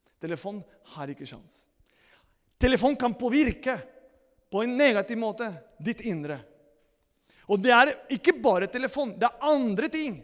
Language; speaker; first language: Norwegian; non-native, fluent; Spanish